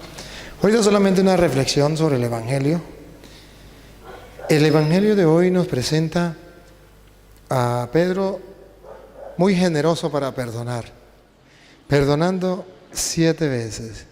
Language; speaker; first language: Spanish; native; Spanish